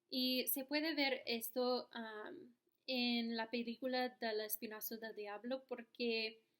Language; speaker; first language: Spanish; non-native, learner; English